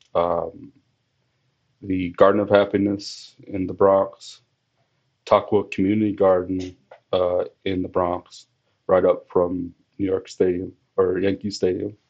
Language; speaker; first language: English; native; English